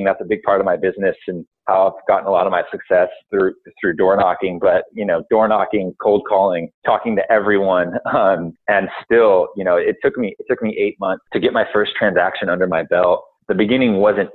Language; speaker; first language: English; native; English